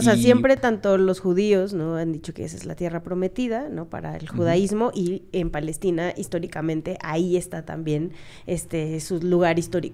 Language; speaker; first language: Spanish; native; Spanish